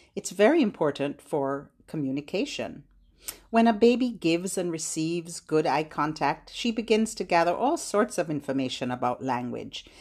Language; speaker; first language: English; native; English